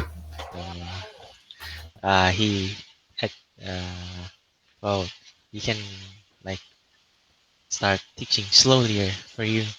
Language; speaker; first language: English; non-native, learner; Vietnamese